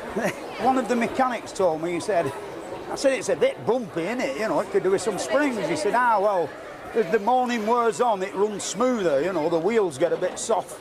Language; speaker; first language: English; native; English